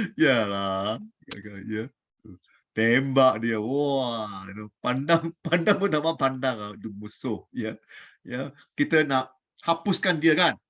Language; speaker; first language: Malay; non-native, local second language; Chinese